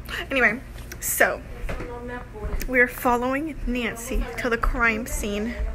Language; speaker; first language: English; early bilingual, other home language; Spanish